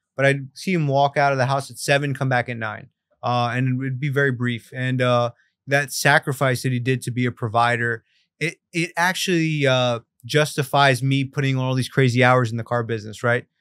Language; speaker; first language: English; early bilingual, other home language; Spanish